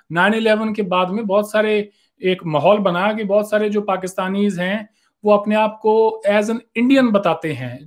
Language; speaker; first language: Hindi; native; Hindi